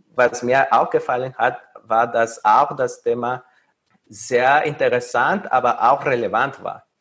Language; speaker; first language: German; non-native, fluent; Spanish